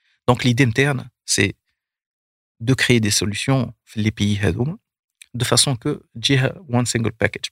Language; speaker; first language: French; non-native, local second language; Arabic